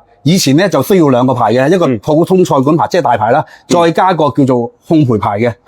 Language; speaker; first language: Cantonese; native; Cantonese